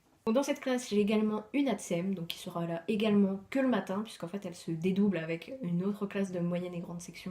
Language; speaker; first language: French; native; French